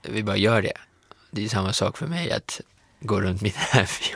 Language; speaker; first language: Swedish; non-native, fluent; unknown